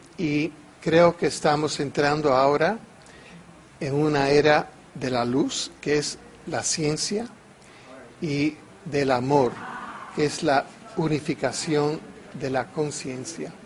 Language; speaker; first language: Spanish; non-native, fluent; English